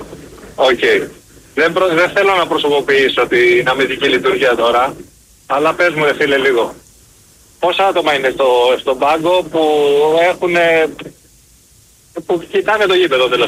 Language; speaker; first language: Greek; native; Greek